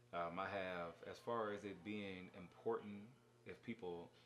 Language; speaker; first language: English; native; English